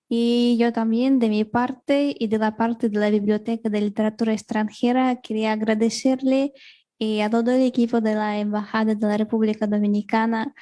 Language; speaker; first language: Spanish; non-native, fluent; Russian